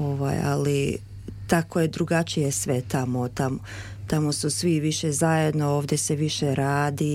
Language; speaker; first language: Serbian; early bilingual, heritage; Serbian